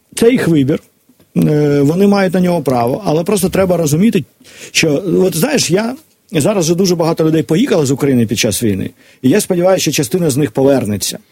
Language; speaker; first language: Ukrainian; non-native, local second language; Russian